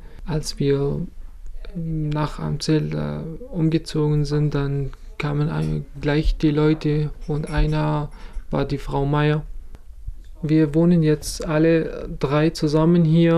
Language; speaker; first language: German; non-native, fluent; Kurdish